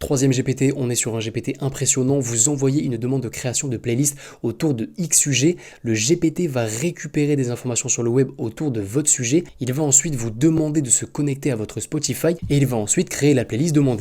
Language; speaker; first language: French; native; French